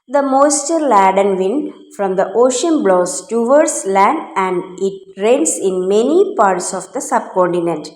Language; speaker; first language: English; non-native, local second language; Malayalam